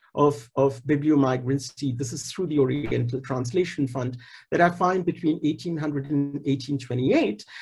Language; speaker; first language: English; non-native, local second language; Hindi